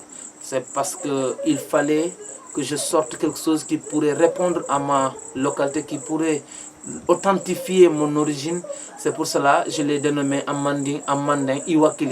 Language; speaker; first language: French; non-native, local second language; Mandingo